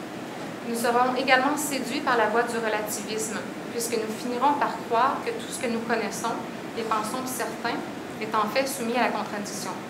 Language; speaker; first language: French; native; French